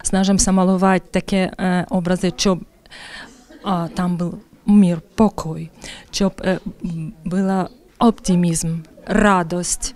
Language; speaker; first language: Slovak; non-native, learner; Ukrainian